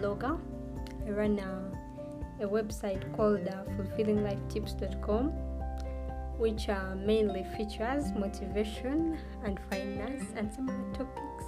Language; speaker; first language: English; non-native, local second language; Ganda